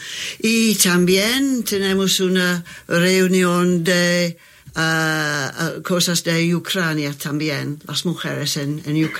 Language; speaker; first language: Spanish; non-native, learner; English